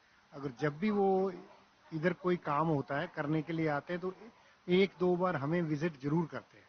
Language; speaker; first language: Hindi; native; Hindi